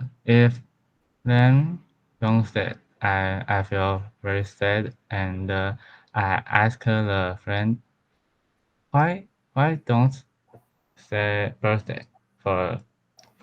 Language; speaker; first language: English; non-native, learner; Chinese